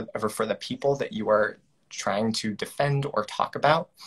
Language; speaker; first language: English; native; English